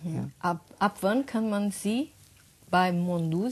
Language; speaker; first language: German; non-native, learner; Portuguese